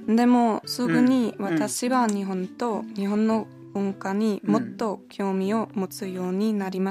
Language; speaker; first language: Japanese; non-native, learner; German